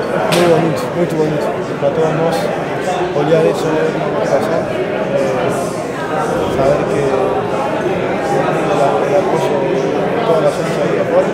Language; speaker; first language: Portuguese; non-native, learner; Spanish